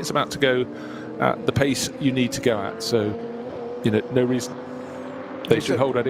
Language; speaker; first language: English; native; English